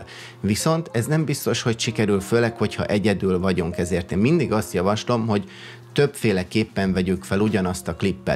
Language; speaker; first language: Hungarian; native; Hungarian